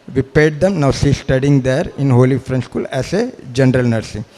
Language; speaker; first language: English; non-native, local second language; Malayalam